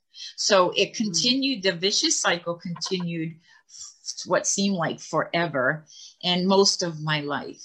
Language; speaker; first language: English; native; English